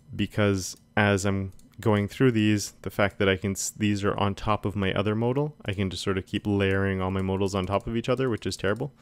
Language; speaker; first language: English; native; English